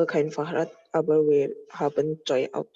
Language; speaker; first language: German; non-native, learner; Indonesian